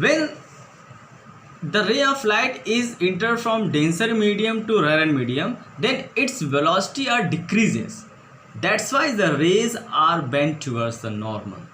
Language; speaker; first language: English; non-native, local second language; Hindi